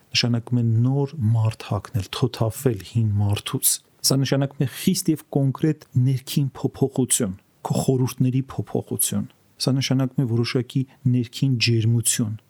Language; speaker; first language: Armenian; native; Armenian